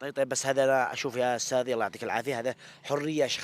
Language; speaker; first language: Arabic; native; Arabic